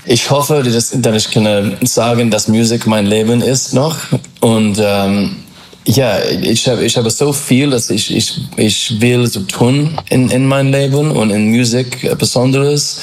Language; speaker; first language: German; non-native, learner; English